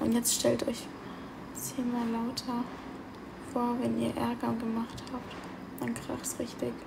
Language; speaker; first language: German; early bilingual, other home language; Italian